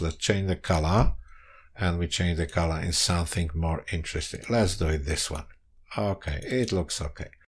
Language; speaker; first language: English; non-native, fluent; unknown